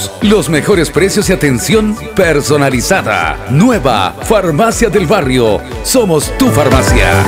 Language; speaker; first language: Spanish; native; Spanish